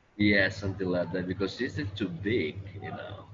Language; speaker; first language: English; non-native, learner; Indonesian